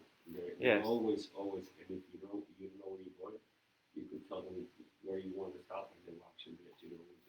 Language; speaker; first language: English; non-native, fluent; Japanese